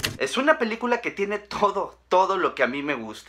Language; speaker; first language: Spanish; native; Spanish